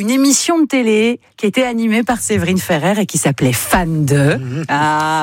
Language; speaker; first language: French; native; French